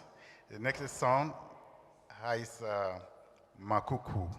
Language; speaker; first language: German; non-native, learner; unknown